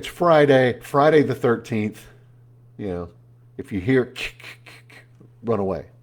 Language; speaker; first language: English; native; English